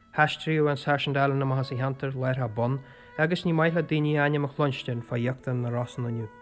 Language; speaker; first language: Irish; native; Irish